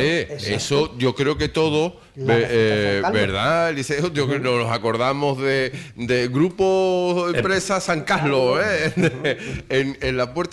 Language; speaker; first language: Spanish; native; Spanish